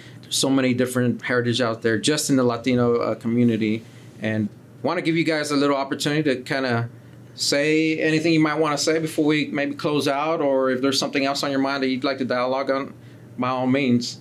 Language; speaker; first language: English; early bilingual, other home language; Spanish